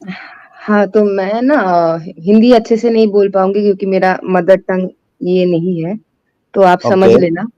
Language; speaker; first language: Hindi; non-native, local second language; Bangla